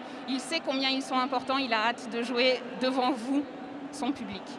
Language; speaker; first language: French; non-native, fluent; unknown